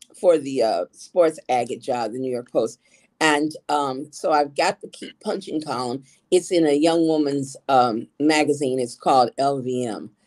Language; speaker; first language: English; native; English